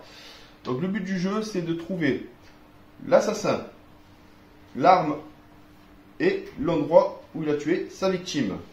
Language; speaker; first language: French; native; French